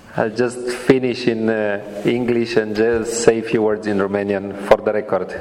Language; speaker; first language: English; non-native, fluent; Romanian